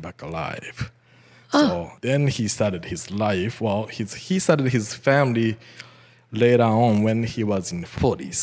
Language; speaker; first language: English; non-native, fluent; Japanese